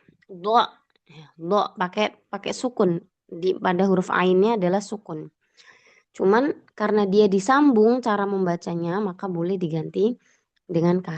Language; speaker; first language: Indonesian; native; Indonesian